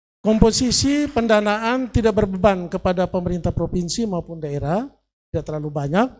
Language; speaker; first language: Indonesian; native; Indonesian